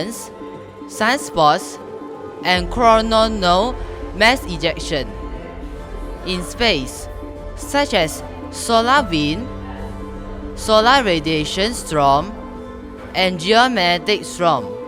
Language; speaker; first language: English; non-native, local second language; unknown